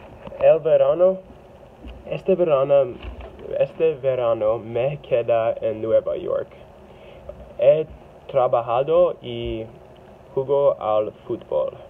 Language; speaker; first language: Spanish; non-native, learner; English